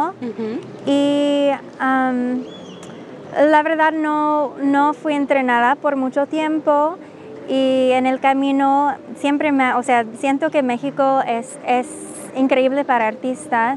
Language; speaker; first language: Spanish; non-native, fluent; English